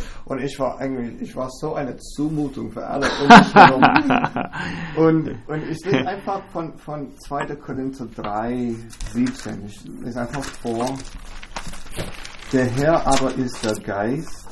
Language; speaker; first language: German; non-native, fluent; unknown